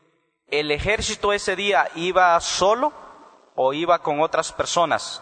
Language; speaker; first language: Spanish; native; Spanish